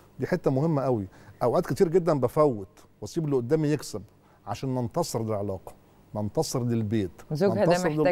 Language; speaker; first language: Arabic; native; Arabic